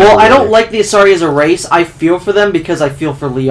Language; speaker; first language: English; native; English